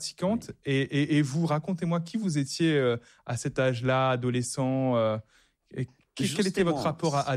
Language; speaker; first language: French; native; French